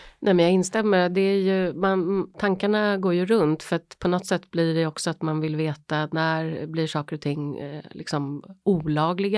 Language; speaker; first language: Swedish; native; Swedish